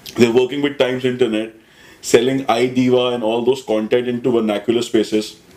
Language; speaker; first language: English; non-native, local second language; Hindi